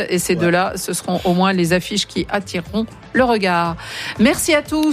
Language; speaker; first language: French; native; French